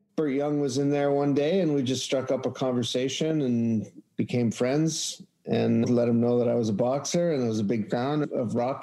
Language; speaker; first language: English; native; English